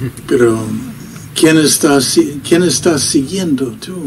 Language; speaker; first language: Spanish; non-native, fluent; English